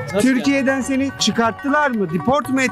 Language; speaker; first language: Turkish; native; Turkish